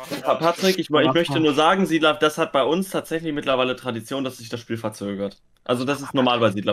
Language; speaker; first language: German; native; German